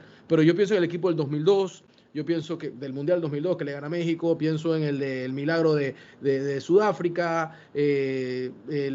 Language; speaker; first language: Spanish; native; Spanish